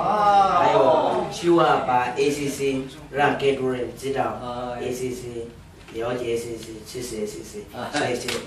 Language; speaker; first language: Chinese; non-native, fluent; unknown